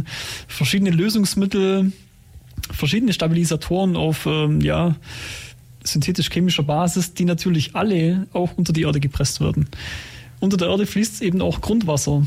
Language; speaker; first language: German; native; German